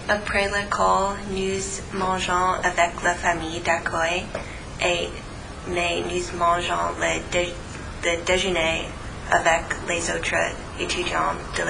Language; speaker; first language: French; non-native, learner; English